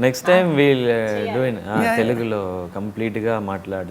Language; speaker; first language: Telugu; non-native, learner; Tamil